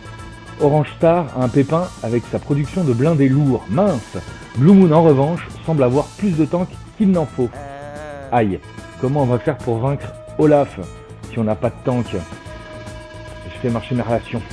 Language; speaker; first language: French; native; French